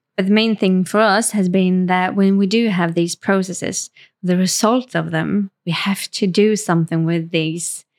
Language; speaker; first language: English; non-native, fluent; Swedish